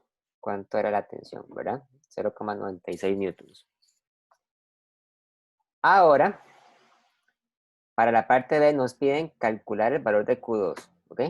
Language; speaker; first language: Spanish; native; Spanish